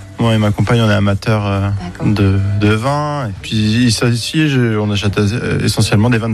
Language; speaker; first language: French; native; French